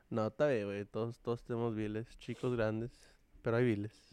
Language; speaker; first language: Spanish; early bilingual, heritage; Spanish